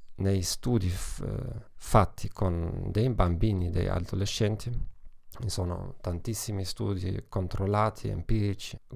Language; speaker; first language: Italian; non-native, fluent; German